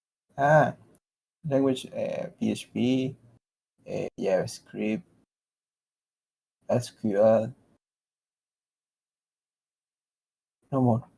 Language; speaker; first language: English; non-native, learner; Spanish